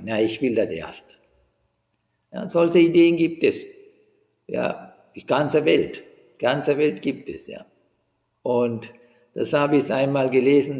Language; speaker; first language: German; non-native, fluent; Sinhala